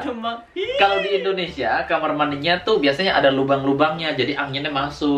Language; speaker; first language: Indonesian; native; Indonesian